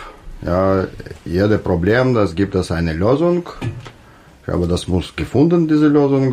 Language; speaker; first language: German; non-native, learner; Russian